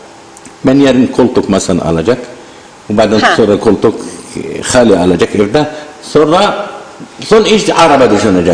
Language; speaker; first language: Turkish; non-native, learner; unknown